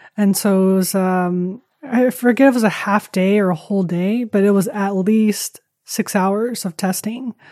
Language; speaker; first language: English; early bilingual, other home language; Chinese